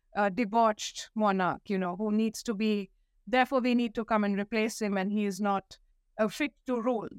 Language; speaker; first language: English; non-native, local second language; Hindi